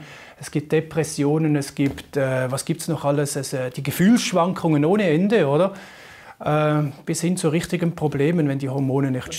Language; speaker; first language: German; native; German